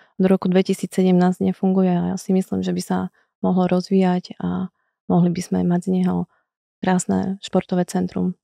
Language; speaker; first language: Slovak; native; Slovak